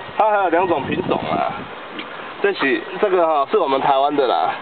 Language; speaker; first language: Chinese; non-native, local second language; Min Nan Chinese